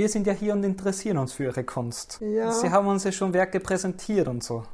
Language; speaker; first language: German; native; German